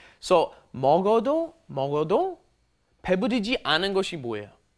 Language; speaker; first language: Korean; non-native, learner; English